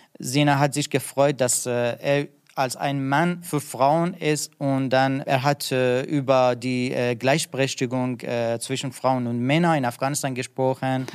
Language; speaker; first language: German; non-native, learner; Persian